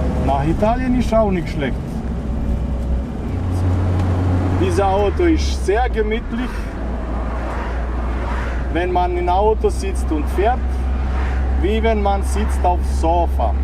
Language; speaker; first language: German; non-native, fluent; Serbian